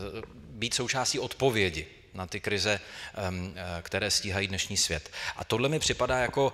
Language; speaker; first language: Czech; native; Czech